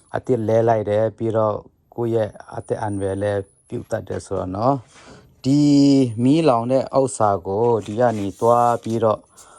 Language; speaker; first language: Burmese; non-native, local second language; Tedim Chin